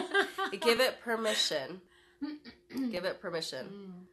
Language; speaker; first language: English; native; English